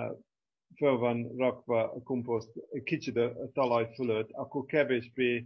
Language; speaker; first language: Hungarian; non-native, fluent; English